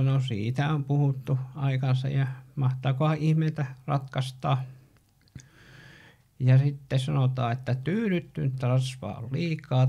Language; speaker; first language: Finnish; native; Finnish